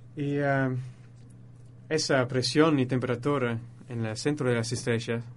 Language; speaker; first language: Spanish; non-native, fluent; English